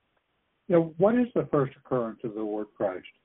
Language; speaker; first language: English; native; English